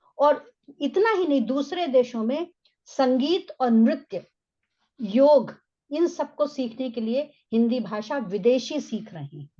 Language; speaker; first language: Hindi; native; Hindi